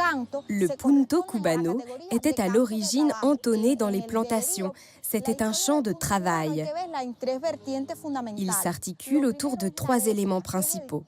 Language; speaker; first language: French; native; French